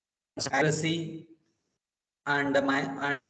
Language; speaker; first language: English; non-native, local second language; Telugu